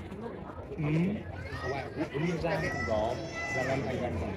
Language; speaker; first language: Vietnamese; non-native, learner; Chinese